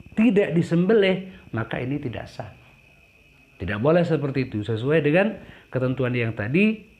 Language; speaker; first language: Indonesian; non-native, local second language; Madurese